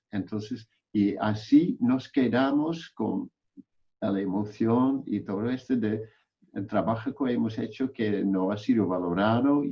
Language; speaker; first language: Spanish; non-native, fluent; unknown